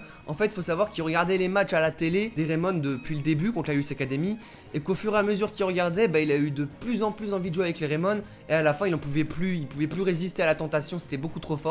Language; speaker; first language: French; native; French